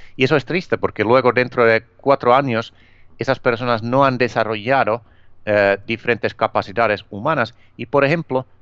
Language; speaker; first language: Spanish; non-native, fluent; Finnish